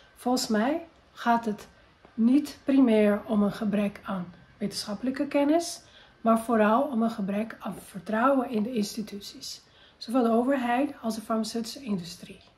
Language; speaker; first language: Dutch; non-native, fluent; Portuguese